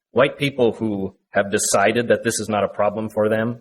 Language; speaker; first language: English; native; English